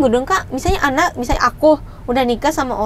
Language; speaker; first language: Indonesian; non-native, fluent; Japanese